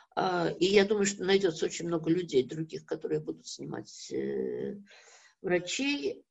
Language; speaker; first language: Russian; native; Russian